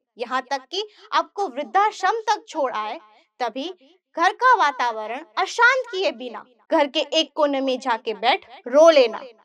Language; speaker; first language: Hindi; non-native, local second language; Gujarati